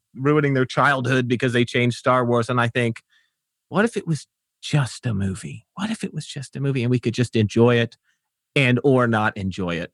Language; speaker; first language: English; native; English